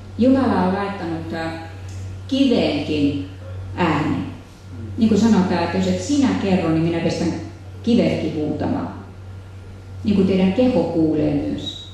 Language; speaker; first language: Finnish; native; Finnish